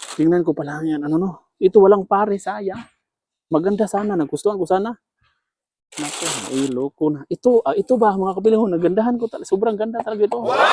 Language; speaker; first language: Filipino; non-native, local second language; Cebuano